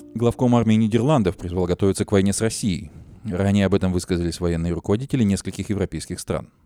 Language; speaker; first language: Russian; native; Russian